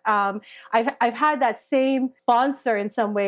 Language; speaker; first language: English; non-native, local second language; Filipino